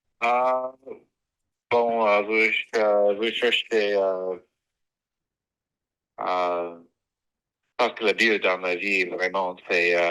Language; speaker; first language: French; non-native, fluent; English